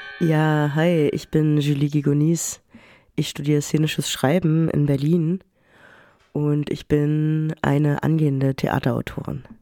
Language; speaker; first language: German; early bilingual, other home language; French